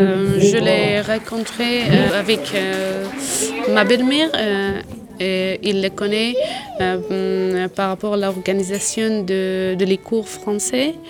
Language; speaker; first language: French; non-native, learner; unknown